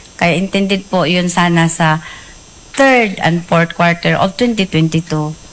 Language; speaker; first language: Filipino; non-native, local second language; Cebuano